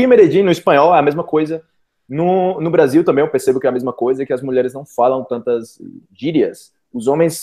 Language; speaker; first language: Portuguese; native; Portuguese